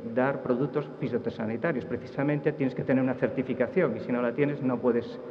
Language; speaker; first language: Spanish; native; Spanish